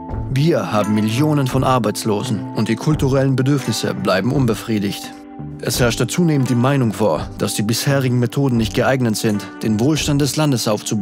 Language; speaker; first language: German; native; German